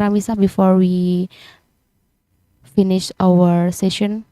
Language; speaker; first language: English; non-native, learner; Indonesian